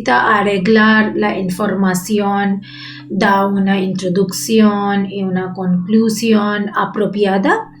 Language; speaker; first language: Spanish; non-native, learner; Bangla